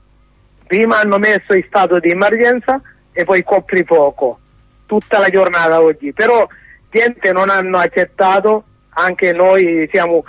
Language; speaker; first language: Italian; non-native, learner; Sinhala